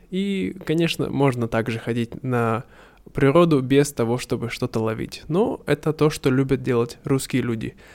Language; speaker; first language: Russian; native; Russian